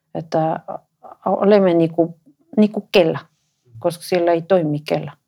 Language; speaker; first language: Finnish; non-native, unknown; Spanish